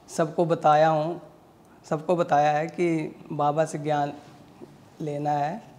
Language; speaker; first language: Hindi; native; Hindi